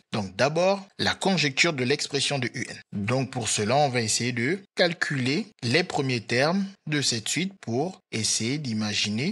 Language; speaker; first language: French; native; French